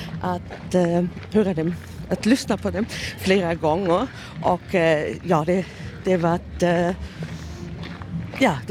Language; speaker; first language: Swedish; non-native, learner; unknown